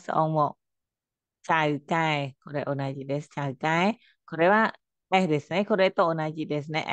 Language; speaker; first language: Japanese; non-native, fluent; Khmer